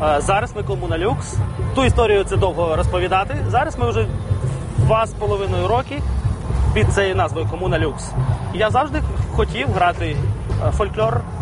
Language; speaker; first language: Ukrainian; non-native, local second language; Russian